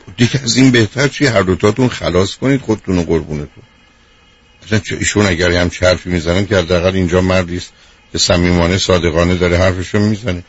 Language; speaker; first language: Persian; native; Persian